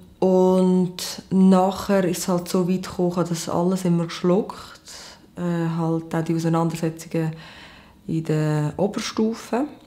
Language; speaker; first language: German; early bilingual, other home language; Portuguese